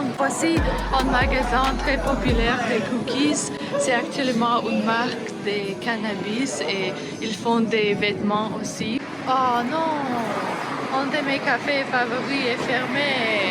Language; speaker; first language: French; non-native, learner; English